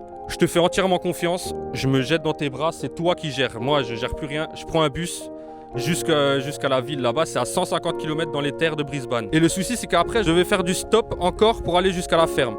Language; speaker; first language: French; native; French